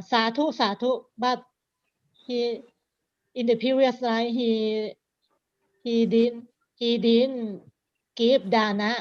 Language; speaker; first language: English; non-native, learner; Thai